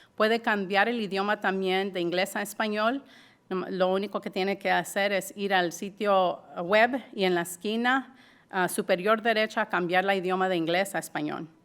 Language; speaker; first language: Spanish; early bilingual, heritage; Spanish